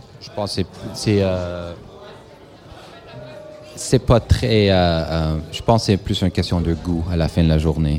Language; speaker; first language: French; non-native, local second language; English